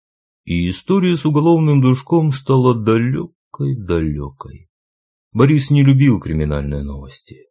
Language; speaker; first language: Russian; native; Russian